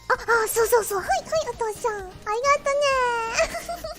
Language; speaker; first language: Japanese; non-native, learner; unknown